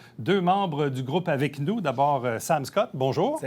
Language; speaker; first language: French; native; French